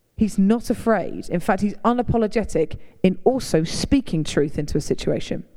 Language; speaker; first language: English; native; English